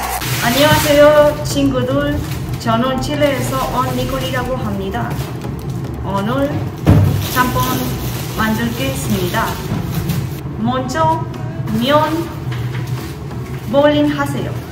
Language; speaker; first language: Korean; non-native, learner; Spanish